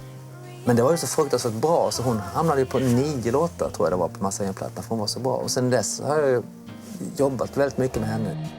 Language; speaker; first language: Swedish; native; Swedish